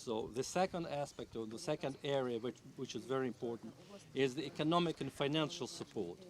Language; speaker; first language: English; non-native, fluent; Ukrainian